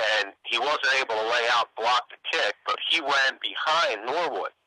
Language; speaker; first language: English; native; English